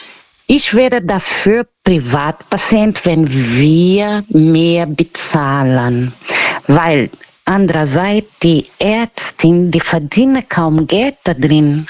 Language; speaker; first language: German; non-native, fluent; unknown